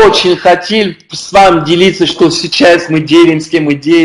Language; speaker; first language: Russian; non-native, learner; French